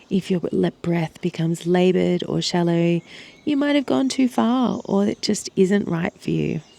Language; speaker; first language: English; native; English